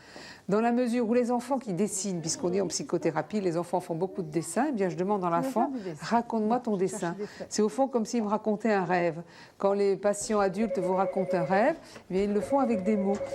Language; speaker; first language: French; native; French